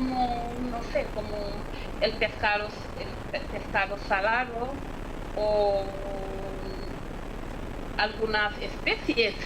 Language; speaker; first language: Spanish; non-native, fluent; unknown